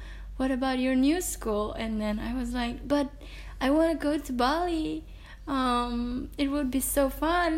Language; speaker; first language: English; non-native, fluent; Indonesian